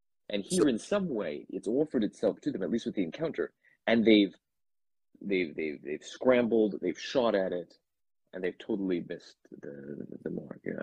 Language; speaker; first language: English; native; English